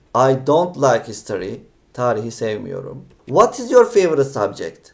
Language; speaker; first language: English; non-native, fluent; Turkish